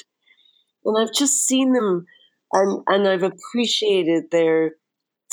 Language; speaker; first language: English; native; English